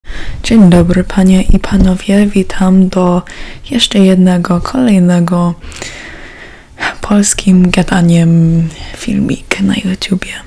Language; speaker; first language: Polish; early bilingual, heritage; Polish